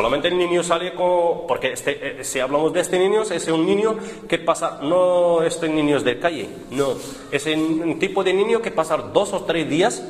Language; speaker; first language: Spanish; non-native, learner; Arabic